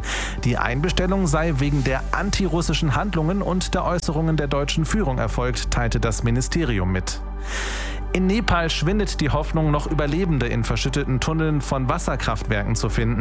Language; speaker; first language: German; native; German